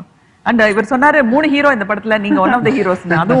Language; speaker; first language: Tamil; native; Tamil